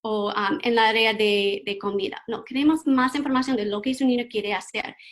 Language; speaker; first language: Spanish; non-native, learner; English